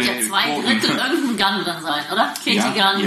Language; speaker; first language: German; native; German